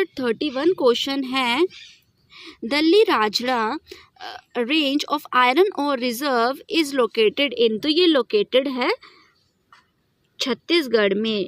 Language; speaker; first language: Hindi; native; Hindi